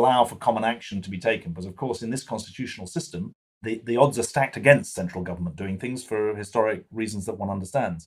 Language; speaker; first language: English; native; English